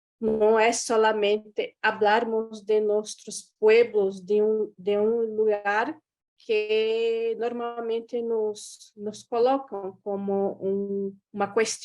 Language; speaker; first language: Spanish; non-native, learner; Portuguese